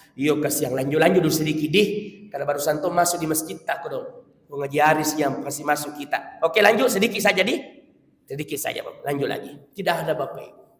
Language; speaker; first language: Malay; non-native, local second language; Buginese